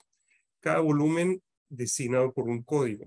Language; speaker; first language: Spanish; native; Spanish